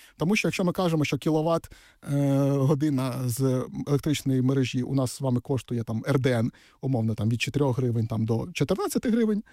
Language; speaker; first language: Ukrainian; native; Ukrainian